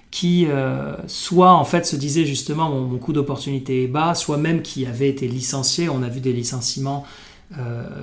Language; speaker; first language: French; non-native, local second language; Arabic